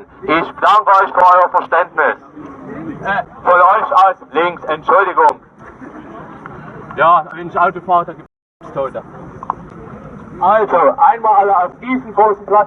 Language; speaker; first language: German; native; German